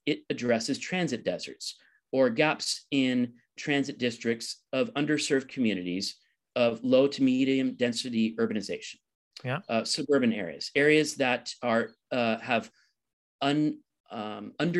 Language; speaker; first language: English; native; English